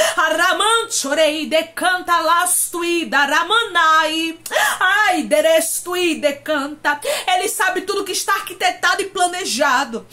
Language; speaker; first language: Portuguese; native; Portuguese